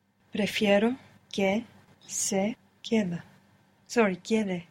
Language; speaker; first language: Spanish; non-native, learner; English